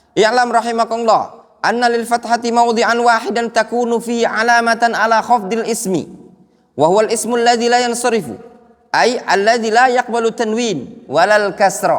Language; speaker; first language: Arabic; non-native, fluent; Indonesian